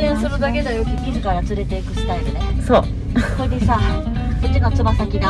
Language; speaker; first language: Japanese; native; Japanese